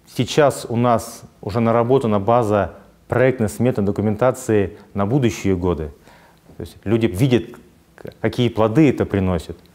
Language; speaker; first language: Russian; native; Russian